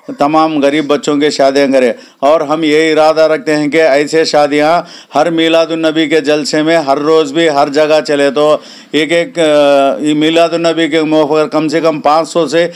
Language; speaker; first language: Hindi; non-native, local second language; Urdu